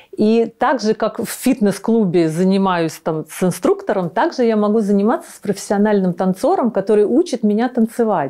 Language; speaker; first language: Russian; native; Russian